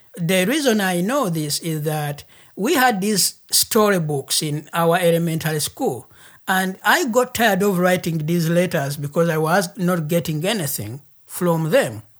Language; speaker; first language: English; non-native, local second language; Ganda